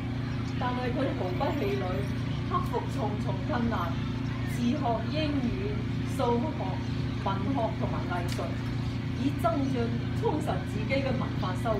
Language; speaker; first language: Cantonese; native; Cantonese